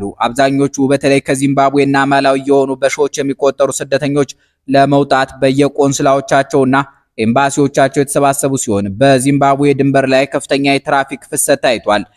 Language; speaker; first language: Amharic; native; Amharic